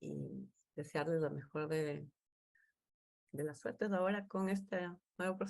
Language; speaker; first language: Spanish; native; Spanish